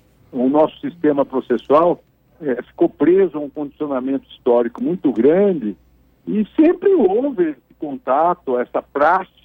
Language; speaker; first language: Portuguese; native; Portuguese